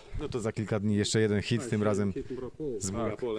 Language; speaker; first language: Polish; native; Polish